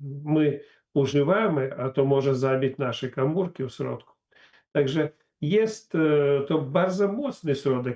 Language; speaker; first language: Polish; non-native, learner; Russian